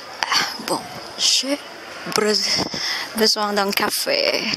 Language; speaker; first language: French; non-native, fluent; Indonesian